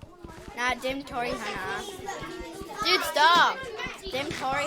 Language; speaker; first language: Welsh; non-native, local second language; English